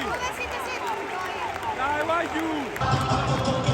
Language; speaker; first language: Italian; native; Italian